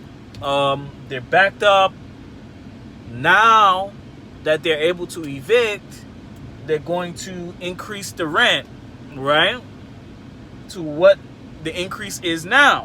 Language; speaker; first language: English; native; English